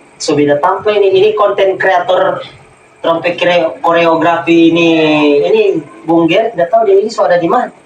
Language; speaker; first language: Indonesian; native; Indonesian